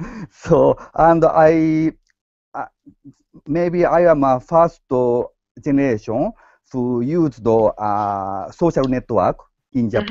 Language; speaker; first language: English; non-native, learner; Japanese